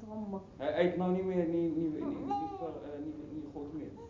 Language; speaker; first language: Dutch; non-native, learner; Arabic